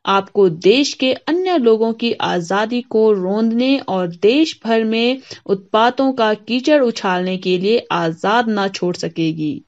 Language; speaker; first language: Hindi; native; Hindi